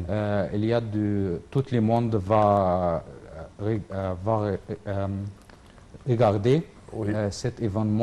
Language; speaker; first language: French; non-native, learner; Arabic